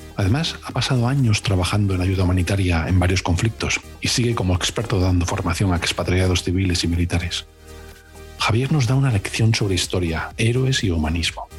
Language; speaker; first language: Spanish; native; Spanish